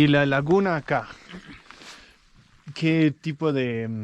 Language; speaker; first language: Spanish; non-native, learner; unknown